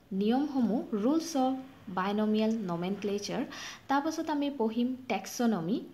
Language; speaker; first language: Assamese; non-native, local second language; Bangla